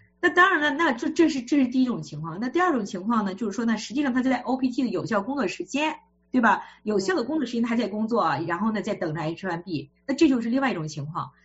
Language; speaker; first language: Chinese; native; Chinese